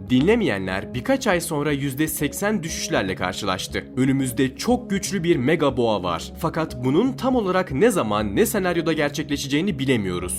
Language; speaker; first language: Turkish; native; Turkish